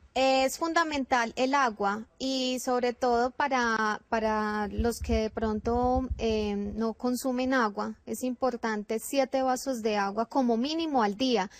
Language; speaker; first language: Spanish; native; Spanish